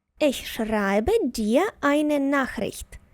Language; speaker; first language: German; non-native, fluent; Ukrainian